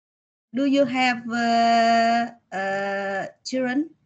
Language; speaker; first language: English; non-native, learner; Vietnamese